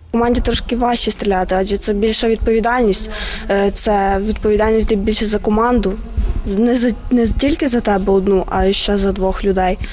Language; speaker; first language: Ukrainian; native; Ukrainian